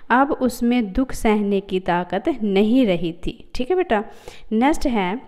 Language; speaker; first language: Hindi; non-native, local second language; Punjabi